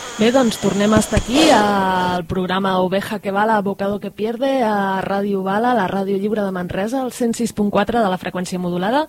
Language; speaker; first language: Catalan; native; Catalan